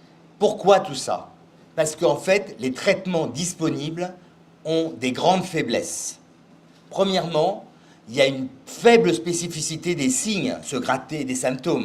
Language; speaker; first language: French; native; French